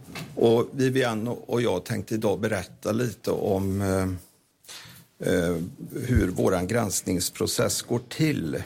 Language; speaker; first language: Swedish; native; Swedish